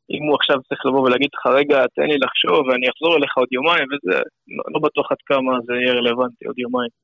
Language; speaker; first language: Hebrew; non-native, fluent; English